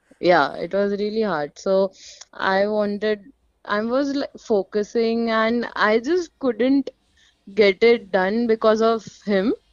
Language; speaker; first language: English; non-native, local second language; Hindi